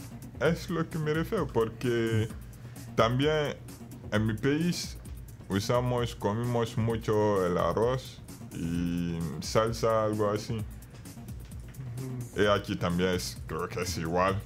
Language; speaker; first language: Spanish; non-native, fluent; Bambara